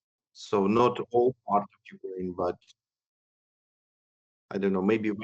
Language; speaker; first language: English; non-native, fluent; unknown